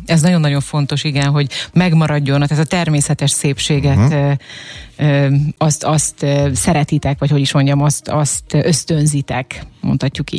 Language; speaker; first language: Hungarian; native; Hungarian